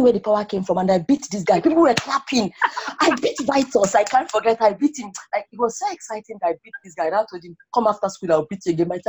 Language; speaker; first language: English; non-native, local second language; Igbo